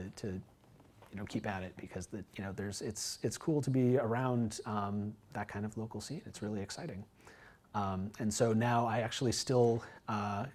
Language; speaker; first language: English; native; English